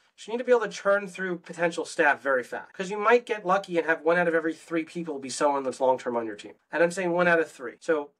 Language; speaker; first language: English; native; English